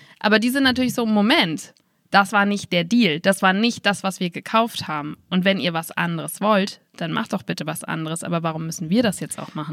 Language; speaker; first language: German; native; German